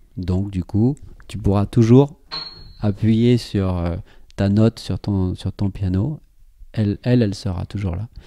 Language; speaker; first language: French; native; French